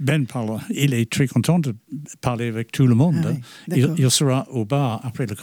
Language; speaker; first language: French; non-native, fluent; English